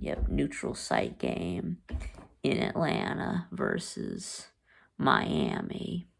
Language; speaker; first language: English; native; English